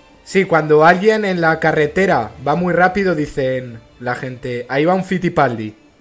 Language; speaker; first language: Spanish; native; Spanish